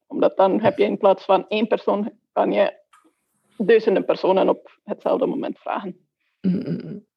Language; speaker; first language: Dutch; non-native, fluent; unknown